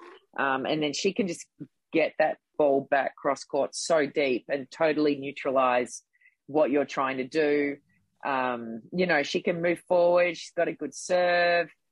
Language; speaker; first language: English; native; English